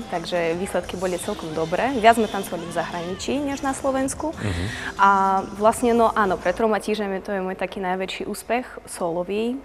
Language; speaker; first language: Slovak; non-native, fluent; Russian